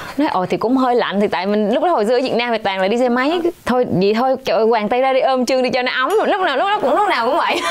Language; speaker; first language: Vietnamese; native; Vietnamese